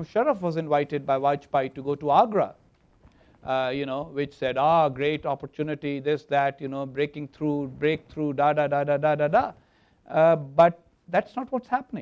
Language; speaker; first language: English; non-native, local second language; Urdu